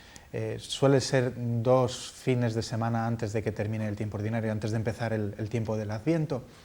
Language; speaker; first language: Spanish; native; Spanish